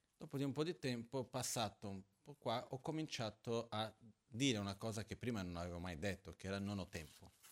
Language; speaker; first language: Italian; non-native, fluent; Portuguese